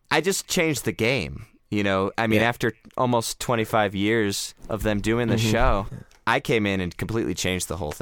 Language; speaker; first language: English; native; English